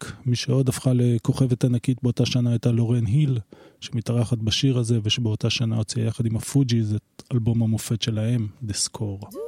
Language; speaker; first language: Hebrew; native; Hebrew